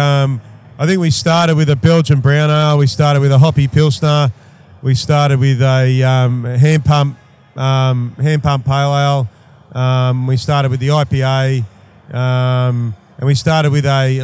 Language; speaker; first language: English; native; English